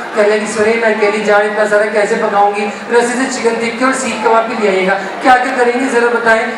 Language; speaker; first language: Urdu; native; Urdu